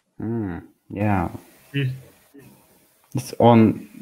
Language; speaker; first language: English; non-native, learner; Turkish